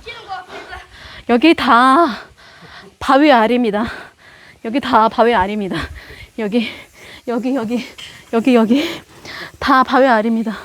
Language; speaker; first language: Korean; non-native, learner; Chinese